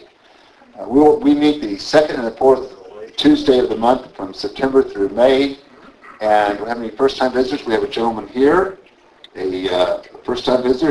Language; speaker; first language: English; native; English